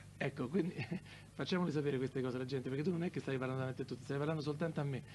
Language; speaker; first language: Italian; native; Italian